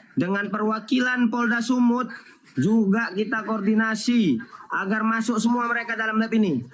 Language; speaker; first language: Indonesian; native; Indonesian